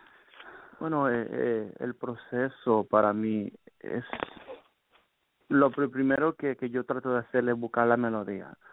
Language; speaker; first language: Spanish; early bilingual, heritage; Spanish